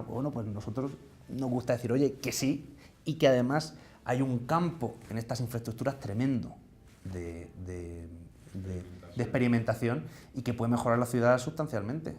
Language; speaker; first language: Spanish; native; Spanish